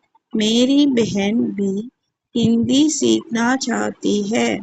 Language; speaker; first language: Hindi; non-native, local second language; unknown